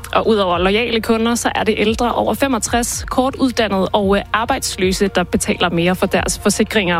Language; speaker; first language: Danish; native; Danish